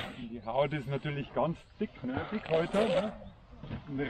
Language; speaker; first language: German; native; German